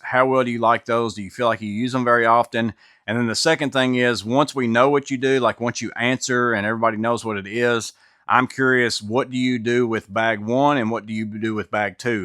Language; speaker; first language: English; native; English